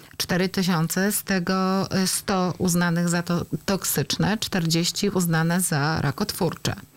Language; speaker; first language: Polish; native; Polish